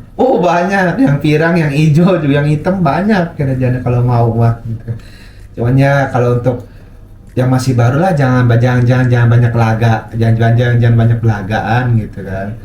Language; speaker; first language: Indonesian; non-native, local second language; Sundanese